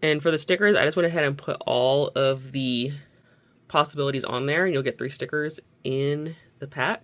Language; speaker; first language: English; native; English